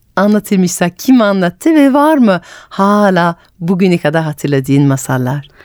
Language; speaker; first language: Turkish; non-native, fluent; French